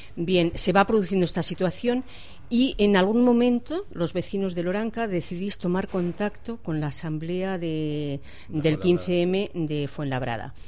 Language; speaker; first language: Spanish; native; Spanish